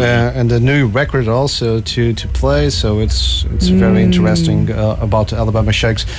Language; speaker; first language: English; non-native, fluent; Portuguese